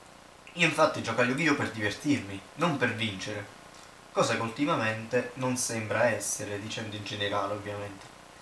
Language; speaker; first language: Italian; native; Italian